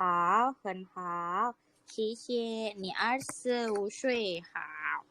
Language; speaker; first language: Chinese; non-native, learner; Indonesian